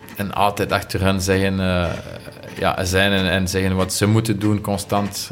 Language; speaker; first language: Dutch; non-native, local second language; French